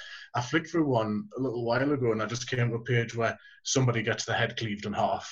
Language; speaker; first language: English; native; English